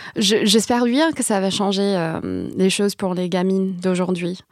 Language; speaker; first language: French; non-native, fluent; English